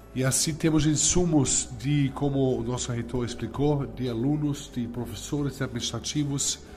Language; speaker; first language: Portuguese; non-native, fluent; German